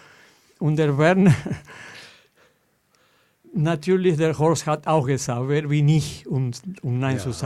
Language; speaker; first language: German; non-native, fluent; Spanish